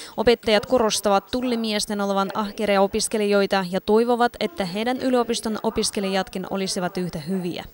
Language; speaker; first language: Finnish; non-native, local second language; Russian